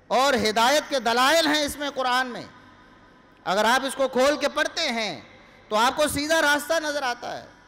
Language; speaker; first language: Urdu; non-native, local second language; Punjabi